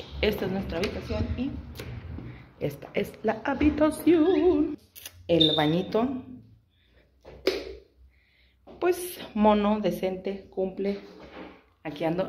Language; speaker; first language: Spanish; native; Spanish